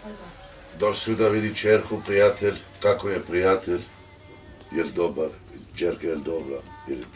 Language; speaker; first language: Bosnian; non-native, local second language; Romany